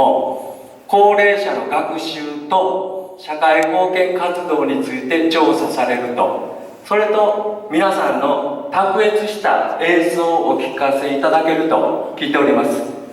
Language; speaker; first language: Japanese; native; Japanese